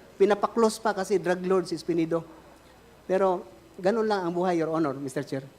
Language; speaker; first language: Filipino; non-native, local second language; Cebuano